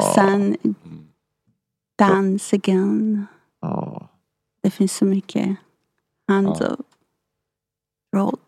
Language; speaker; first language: Swedish; non-native, fluent; Persian